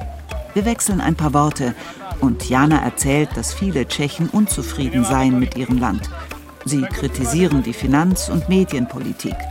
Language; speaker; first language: German; native; German